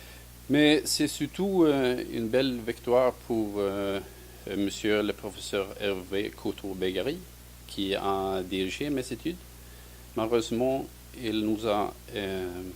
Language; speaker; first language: French; non-native, fluent; Swedish